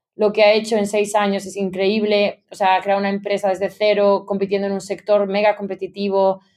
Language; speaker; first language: Spanish; native; Spanish